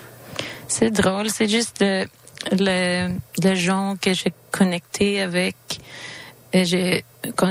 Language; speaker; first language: French; non-native, learner; Swedish